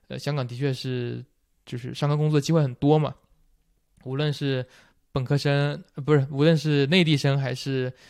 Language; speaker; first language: Chinese; native; Chinese